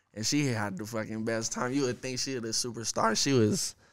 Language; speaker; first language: English; native; English